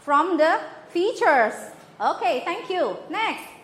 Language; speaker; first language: English; non-native, fluent; Indonesian